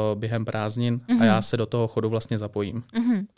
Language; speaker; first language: Czech; native; Czech